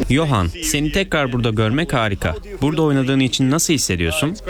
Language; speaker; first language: Turkish; native; Turkish